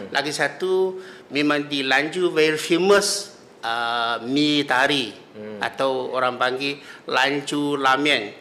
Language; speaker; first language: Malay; non-native, fluent; Chinese